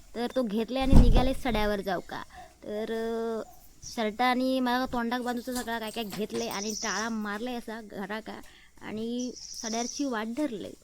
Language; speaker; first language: Marathi; non-native, local second language; Konkani